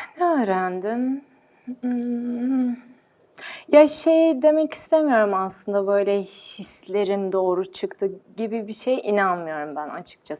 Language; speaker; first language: Turkish; early bilingual, heritage; Turkish